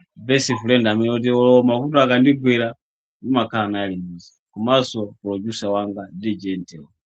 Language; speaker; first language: Nyanja; non-native, local second language; Yao